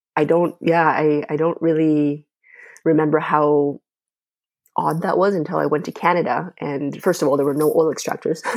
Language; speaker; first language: English; non-native, fluent; Chinese